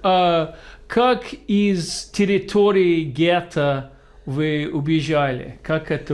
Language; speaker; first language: Russian; non-native, fluent; English